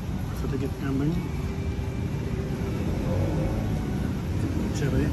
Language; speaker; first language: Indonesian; non-native, learner; English